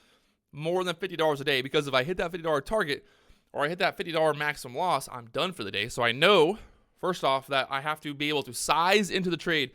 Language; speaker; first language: English; native; English